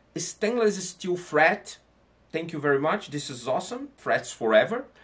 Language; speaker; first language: English; non-native, fluent; Portuguese